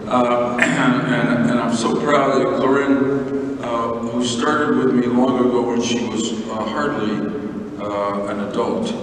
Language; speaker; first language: English; native; English